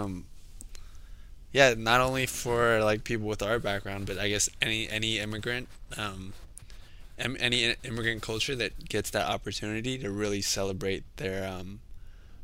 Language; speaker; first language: English; native; English